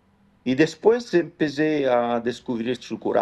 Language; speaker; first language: Spanish; non-native, fluent; Italian